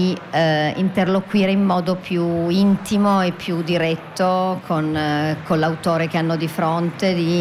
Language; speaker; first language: Italian; native; Italian